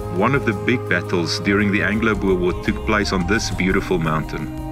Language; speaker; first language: English; non-native, local second language; Afrikaans